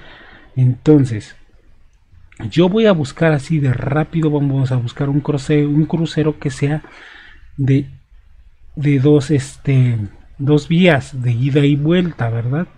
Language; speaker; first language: Spanish; native; Spanish